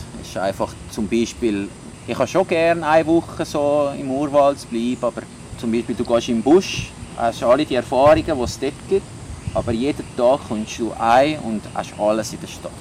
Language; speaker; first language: German; non-native, local second language; Italian